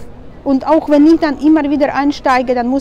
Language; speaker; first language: German; non-native, fluent; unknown